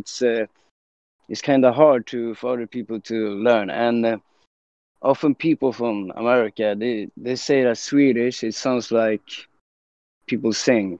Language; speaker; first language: English; non-native, fluent; Swedish